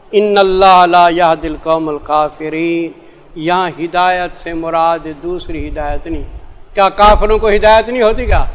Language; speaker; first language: Urdu; non-native, local second language; Saraiki